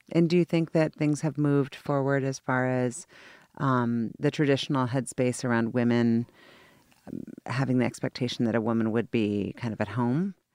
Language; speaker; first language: English; native; English